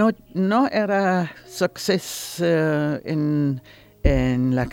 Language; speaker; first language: Spanish; non-native, learner; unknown